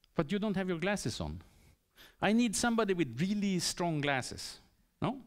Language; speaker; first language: English; non-native, fluent; Swedish